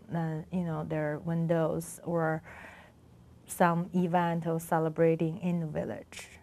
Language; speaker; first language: English; non-native, learner; Chinese